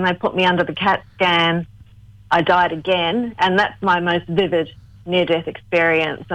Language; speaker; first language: English; native; English